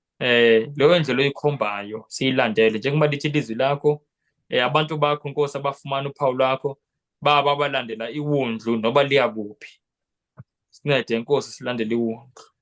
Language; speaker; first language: Zulu; non-native, local second language; Xhosa